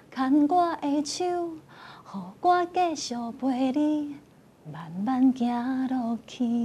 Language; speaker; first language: Chinese; non-native, local second language; Min Nan Chinese